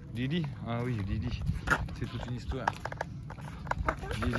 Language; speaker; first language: French; native; French